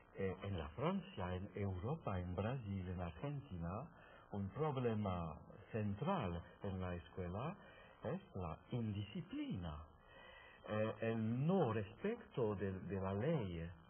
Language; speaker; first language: Spanish; non-native, fluent; French